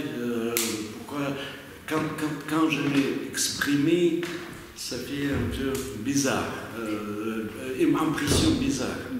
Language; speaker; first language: French; non-native, learner; Russian